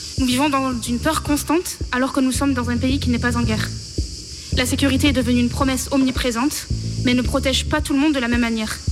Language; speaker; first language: French; native; French